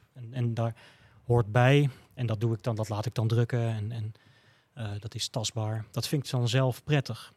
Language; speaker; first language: Dutch; native; Dutch